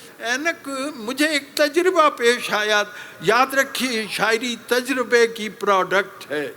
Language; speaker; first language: Urdu; non-native, local second language; Punjabi